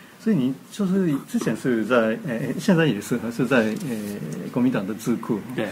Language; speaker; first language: Chinese; non-native, fluent; Japanese